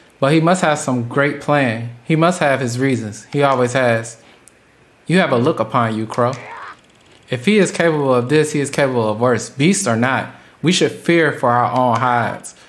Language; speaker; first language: English; native; English